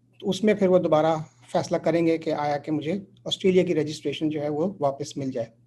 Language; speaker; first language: Urdu; native; Urdu